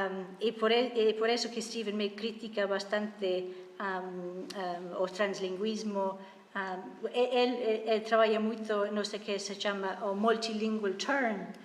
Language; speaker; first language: Galician; non-native, fluent; English